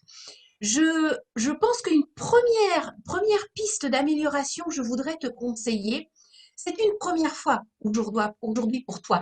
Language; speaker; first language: French; native; French